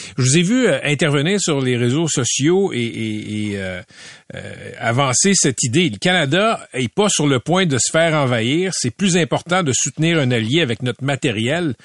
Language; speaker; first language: French; native; French